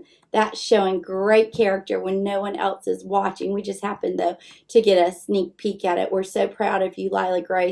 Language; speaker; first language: English; native; English